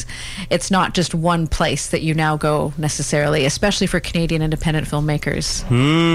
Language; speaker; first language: English; native; English